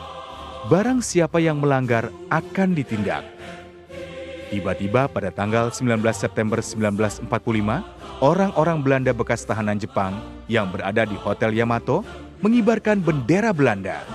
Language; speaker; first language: Indonesian; native; Indonesian